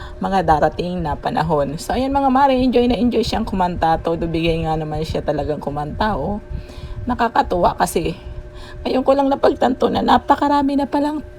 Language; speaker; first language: Filipino; non-native, local second language; Bikol